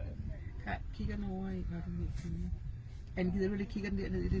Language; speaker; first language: Danish; native; Danish